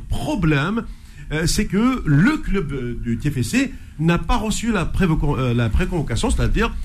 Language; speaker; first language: French; non-native, local second language; Arabic